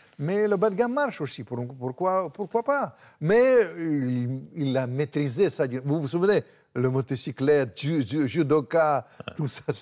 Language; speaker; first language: French; non-native, fluent; Russian